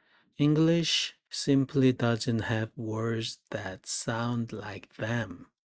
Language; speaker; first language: English; non-native, fluent; Korean